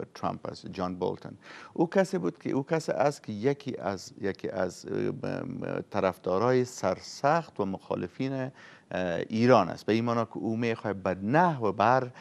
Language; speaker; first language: Persian; native; Persian